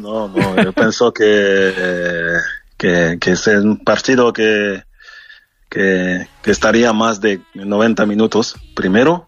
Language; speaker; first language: Spanish; non-native, fluent; French